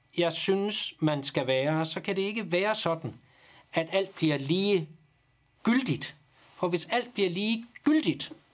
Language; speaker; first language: Danish; native; Danish